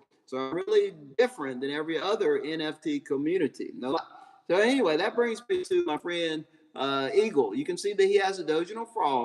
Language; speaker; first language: English; native; English